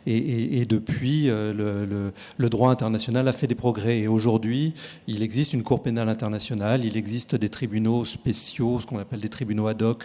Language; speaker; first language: French; native; French